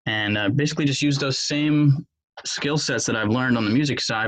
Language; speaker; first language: English; native; English